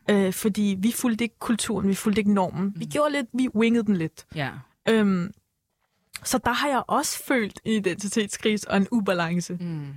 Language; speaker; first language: Danish; early bilingual, other home language; Turkish